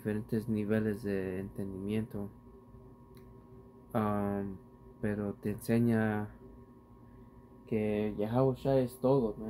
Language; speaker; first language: Spanish; early bilingual, heritage; Spanish